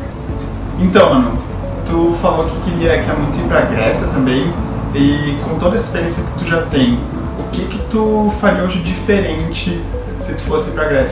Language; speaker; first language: Portuguese; native; Portuguese